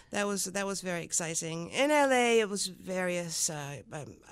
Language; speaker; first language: English; non-native, fluent; French